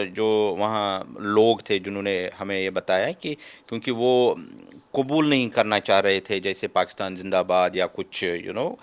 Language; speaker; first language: Hindi; native; Hindi